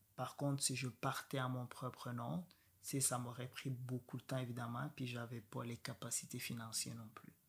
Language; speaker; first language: French; non-native, local second language; Rundi